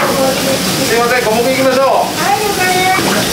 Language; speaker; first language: Japanese; native; Japanese